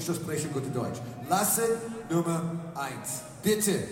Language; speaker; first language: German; non-native, learner; English